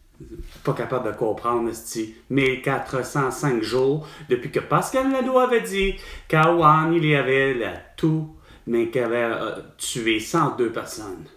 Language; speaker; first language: French; native; French